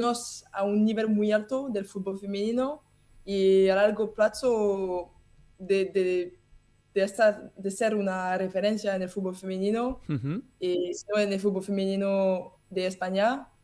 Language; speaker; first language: Spanish; non-native, learner; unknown